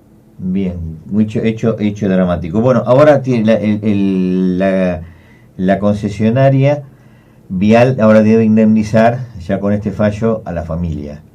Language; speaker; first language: Spanish; native; Spanish